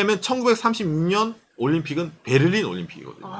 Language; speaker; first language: Korean; native; Korean